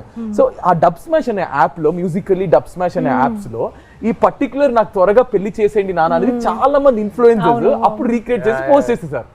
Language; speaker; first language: Telugu; native; Telugu